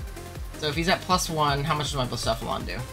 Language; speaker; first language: English; native; English